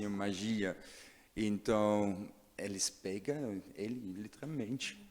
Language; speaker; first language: Portuguese; non-native, learner; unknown